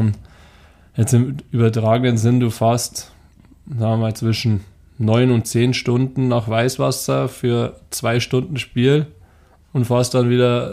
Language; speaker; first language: German; native; German